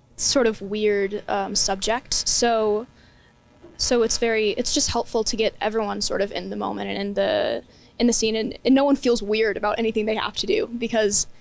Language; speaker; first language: English; native; English